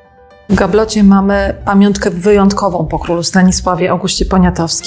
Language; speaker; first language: Polish; native; Polish